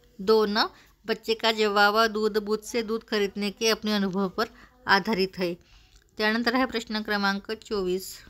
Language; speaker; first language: Hindi; non-native, local second language; Marathi